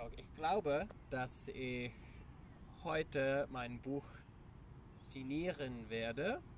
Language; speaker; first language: German; non-native, learner; English